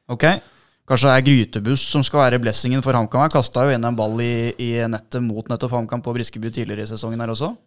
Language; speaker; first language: Norwegian; native; Norwegian